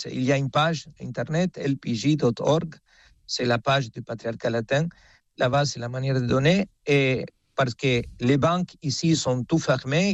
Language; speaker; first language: French; non-native, fluent; Spanish